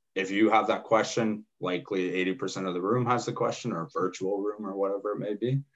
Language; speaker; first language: English; native; English